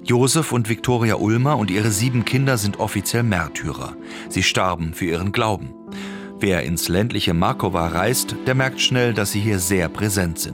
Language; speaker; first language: German; native; German